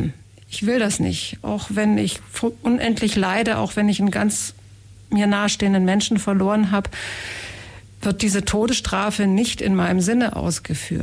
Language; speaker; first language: German; native; German